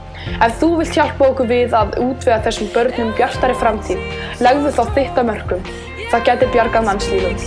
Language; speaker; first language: Icelandic; native; Icelandic